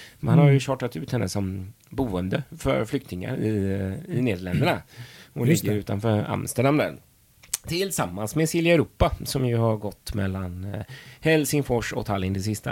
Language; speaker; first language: Swedish; native; Swedish